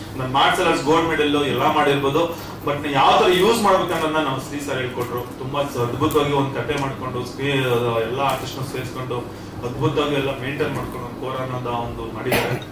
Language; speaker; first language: Kannada; native; Kannada